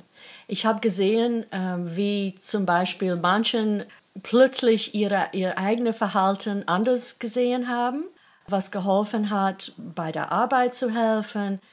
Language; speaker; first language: German; non-native, fluent; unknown